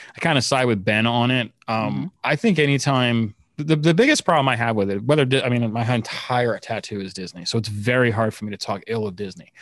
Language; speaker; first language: English; native; English